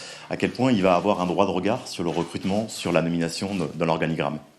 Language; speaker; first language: French; native; French